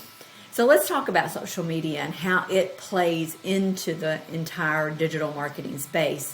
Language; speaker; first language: English; native; English